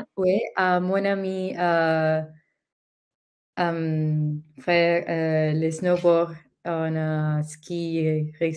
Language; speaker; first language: French; non-native, learner; Spanish